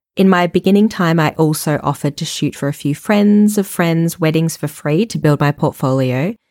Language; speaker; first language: English; native; English